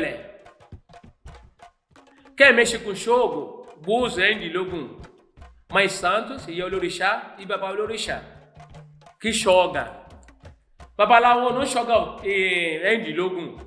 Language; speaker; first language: Portuguese; non-native, learner; Yoruba